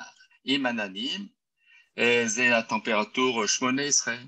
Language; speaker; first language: Hebrew; non-native, learner; French